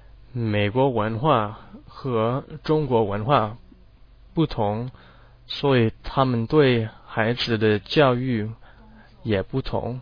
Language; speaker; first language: Chinese; non-native, learner; English